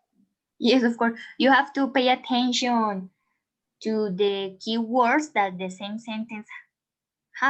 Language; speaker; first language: English; non-native, learner; Spanish